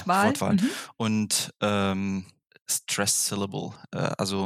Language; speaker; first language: German; non-native, fluent; Arabic